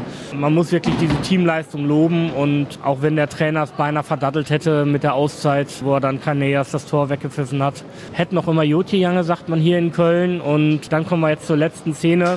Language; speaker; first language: German; native; German